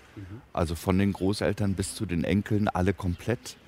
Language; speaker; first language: German; native; German